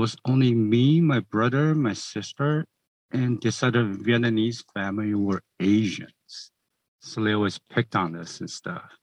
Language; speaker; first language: English; non-native, fluent; Chinese